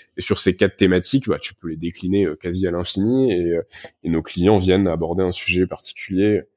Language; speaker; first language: French; native; French